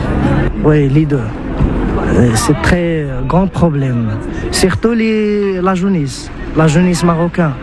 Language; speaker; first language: French; non-native, local second language; Arabic